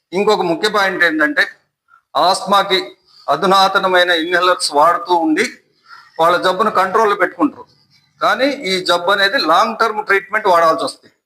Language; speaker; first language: Telugu; native; Telugu